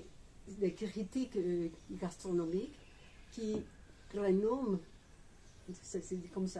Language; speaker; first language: French; non-native, fluent; Spanish